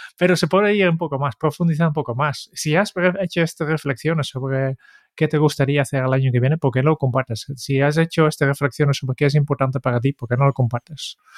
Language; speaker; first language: Spanish; non-native, fluent; Dutch